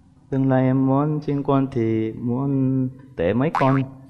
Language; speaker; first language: Vietnamese; non-native, fluent; Korean